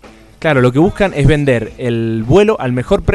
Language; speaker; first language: Spanish; native; Spanish